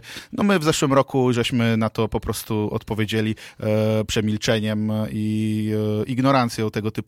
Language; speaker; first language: Polish; native; Polish